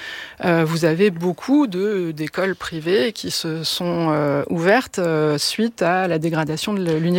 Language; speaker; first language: French; native; French